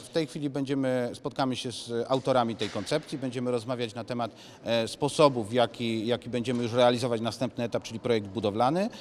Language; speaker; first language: Polish; native; Polish